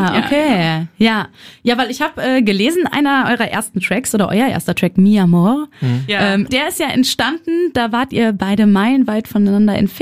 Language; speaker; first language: German; native; German